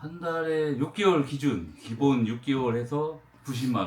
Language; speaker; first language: Korean; native; Korean